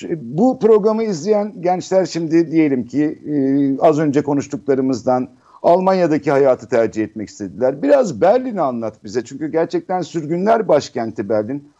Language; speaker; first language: Turkish; native; Turkish